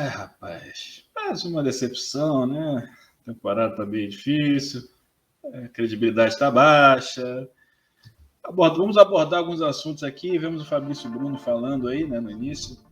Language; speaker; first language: Portuguese; native; Portuguese